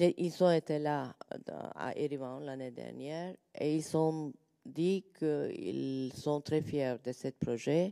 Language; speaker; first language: French; non-native, learner; Turkish